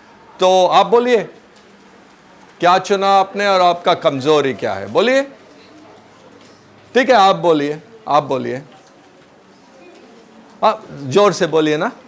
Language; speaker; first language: Hindi; non-native, local second language; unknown